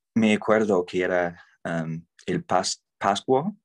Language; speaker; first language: Spanish; non-native, fluent; English